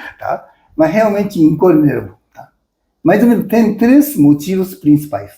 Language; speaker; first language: Portuguese; non-native, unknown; Japanese